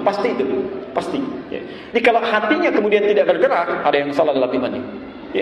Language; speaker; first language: Indonesian; native; Indonesian